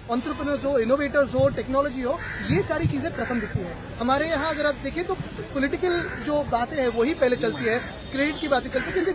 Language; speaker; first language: Hindi; non-native, local second language; Marathi